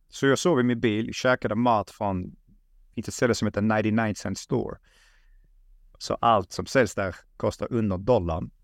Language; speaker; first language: Swedish; early bilingual, other home language; Russian